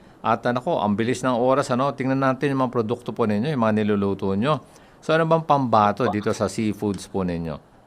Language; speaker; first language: Filipino; native; Filipino